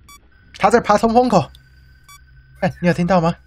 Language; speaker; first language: Chinese; native; Chinese